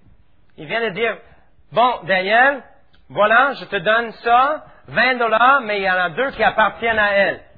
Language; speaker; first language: French; native; French